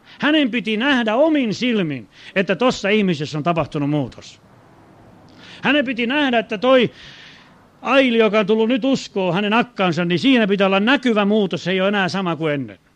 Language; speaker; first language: Finnish; native; Finnish